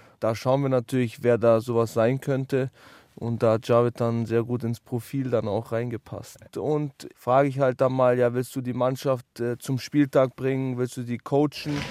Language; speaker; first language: German; native; German